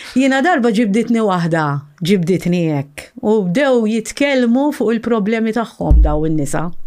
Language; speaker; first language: Maltese; early bilingual, heritage; Maltese